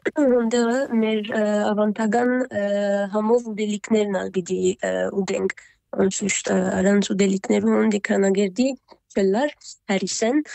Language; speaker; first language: Armenian; early bilingual, heritage; Armenian